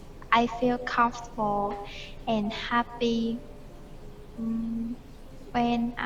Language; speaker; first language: English; non-native, learner; Vietnamese